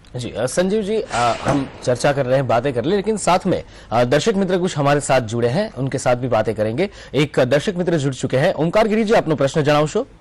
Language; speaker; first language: Hindi; non-native, local second language; Gujarati